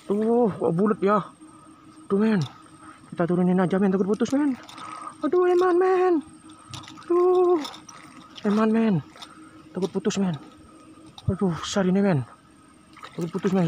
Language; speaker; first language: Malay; non-native, local second language; Javanese